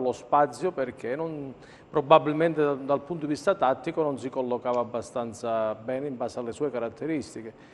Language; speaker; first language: Italian; native; Italian